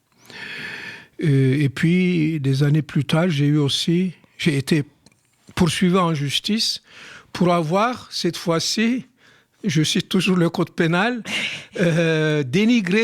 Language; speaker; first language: French; non-native, fluent; Turkish